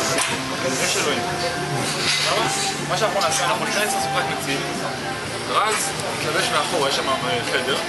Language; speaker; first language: Hebrew; native; Hebrew